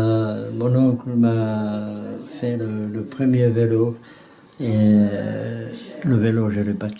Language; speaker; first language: French; non-native, fluent; Czech